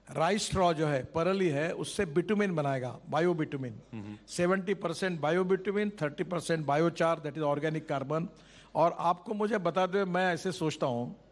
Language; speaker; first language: Hindi; non-native, local second language; Marathi